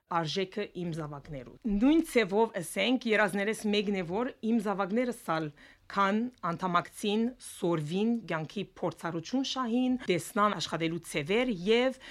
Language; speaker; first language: Armenian; early bilingual, heritage; Armenian